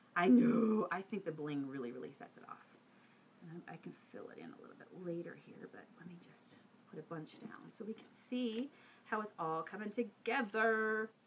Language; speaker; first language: English; native; English